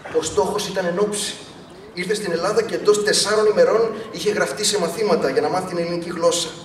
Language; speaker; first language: Greek; early bilingual, other home language; English